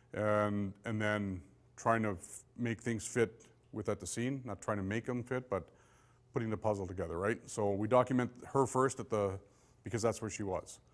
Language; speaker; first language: English; native; English